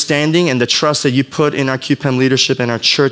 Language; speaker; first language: English; native; English